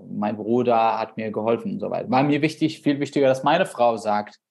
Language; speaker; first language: German; non-native, fluent; Arabic